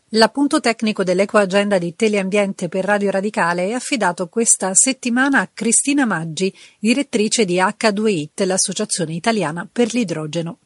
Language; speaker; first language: Italian; native; Italian